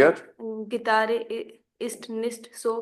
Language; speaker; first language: German; non-native, learner; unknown